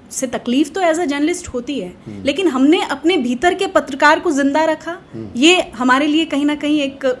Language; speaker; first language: Hindi; native; Hindi